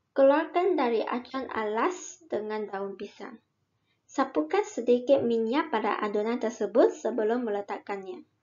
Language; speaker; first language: Malay; non-native, local second language; Min Nan Chinese